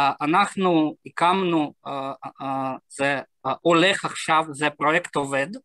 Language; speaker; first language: Hebrew; non-native, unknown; Russian